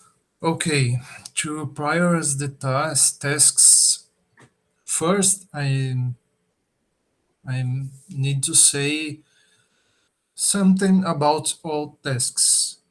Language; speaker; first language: English; non-native, learner; Portuguese